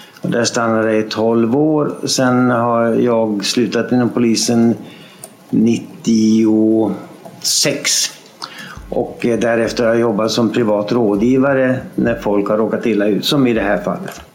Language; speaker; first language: Swedish; native; Swedish